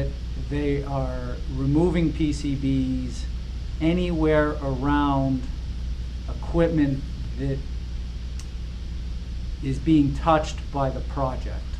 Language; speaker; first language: English; native; English